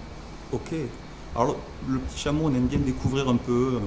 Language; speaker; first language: French; native; French